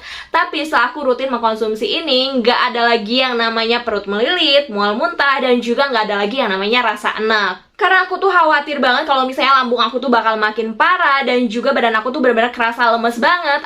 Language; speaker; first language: Indonesian; native; Indonesian